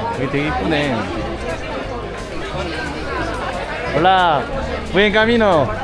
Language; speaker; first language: Spanish; non-native, learner; Korean